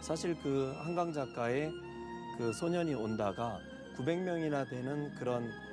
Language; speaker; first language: Korean; native; Korean